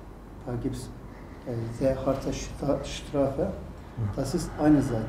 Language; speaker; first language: German; non-native, learner; Turkish